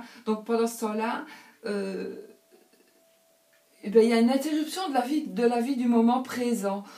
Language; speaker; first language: French; native; French